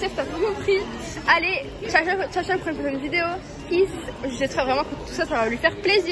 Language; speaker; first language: French; native; French